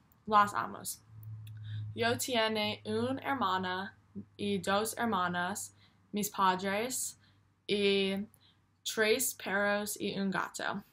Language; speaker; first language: Spanish; non-native, learner; English